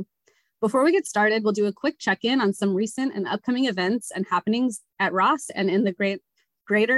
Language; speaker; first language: English; native; English